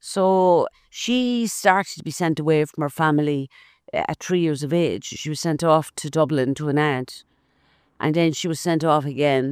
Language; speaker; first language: English; native; English